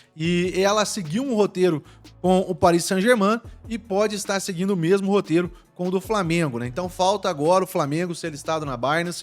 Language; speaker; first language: Portuguese; native; Portuguese